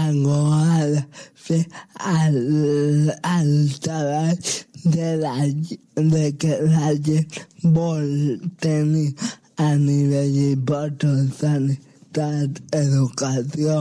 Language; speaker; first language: Catalan; non-native, local second language; Spanish